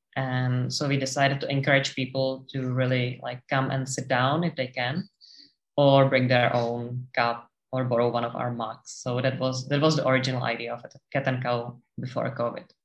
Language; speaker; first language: English; non-native, fluent; Czech